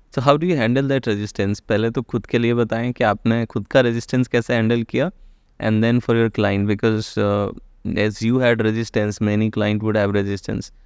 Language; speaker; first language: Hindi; native; Hindi